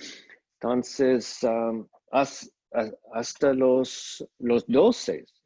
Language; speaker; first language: Spanish; non-native, fluent; English